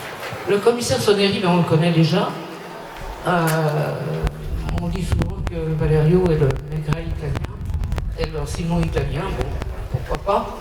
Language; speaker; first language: French; native; French